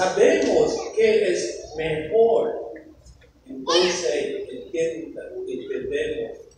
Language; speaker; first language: Spanish; non-native, fluent; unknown